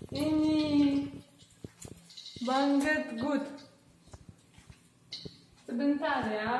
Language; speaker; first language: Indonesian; non-native, learner; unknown